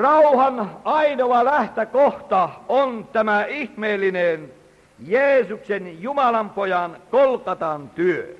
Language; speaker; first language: Finnish; native; Finnish